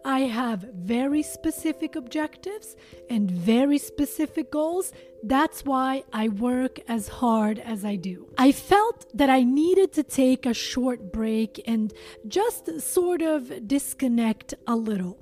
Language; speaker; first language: English; non-native, fluent; Albanian